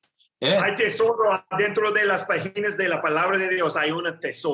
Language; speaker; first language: Spanish; non-native, learner; English